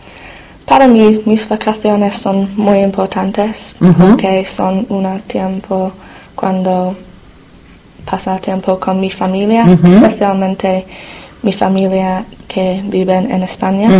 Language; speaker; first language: Spanish; non-native, learner; English